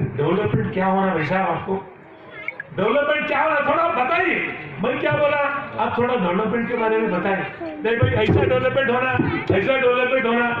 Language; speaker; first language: Hindi; non-native, local second language; Kannada